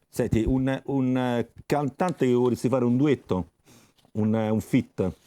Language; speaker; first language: Italian; native; Italian